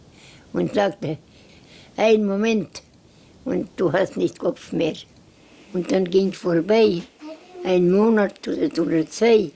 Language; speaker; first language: German; non-native, learner; Estonian